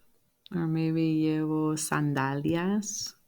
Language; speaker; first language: Spanish; non-native, fluent; English